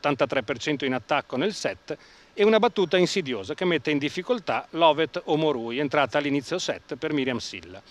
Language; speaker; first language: Italian; native; Italian